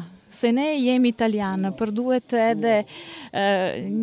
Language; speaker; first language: Albanian; non-native, learner; Italian